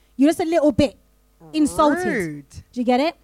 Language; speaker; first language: English; native; English